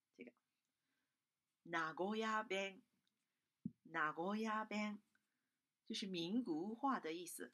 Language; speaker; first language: Chinese; non-native, fluent; Japanese